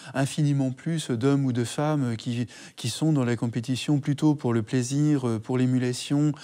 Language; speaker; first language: French; native; French